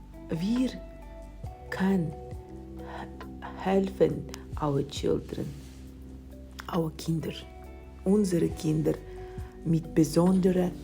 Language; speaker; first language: German; non-native, learner; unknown